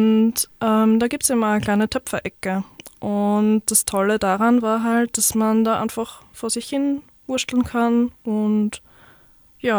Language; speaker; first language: German; native; German